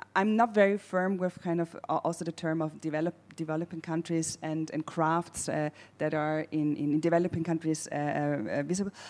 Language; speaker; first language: English; non-native, fluent; German